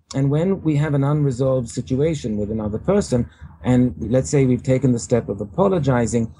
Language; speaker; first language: English; native; English